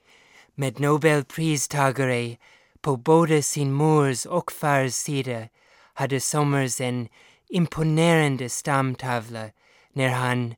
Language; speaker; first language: Swedish; non-native, fluent; English